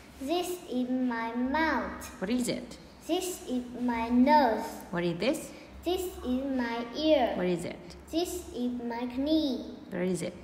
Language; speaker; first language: English; non-native, learner; Vietnamese